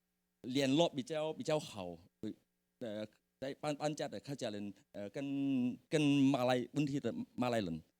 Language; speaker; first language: Chinese; early bilingual, heritage; Hakka Chinese